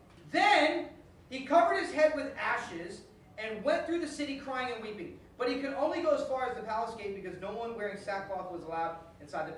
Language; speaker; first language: English; native; English